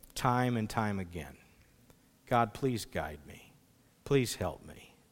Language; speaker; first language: English; native; English